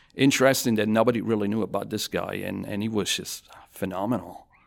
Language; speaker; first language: English; non-native, fluent; Italian